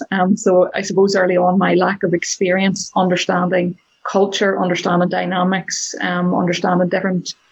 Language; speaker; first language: English; native; English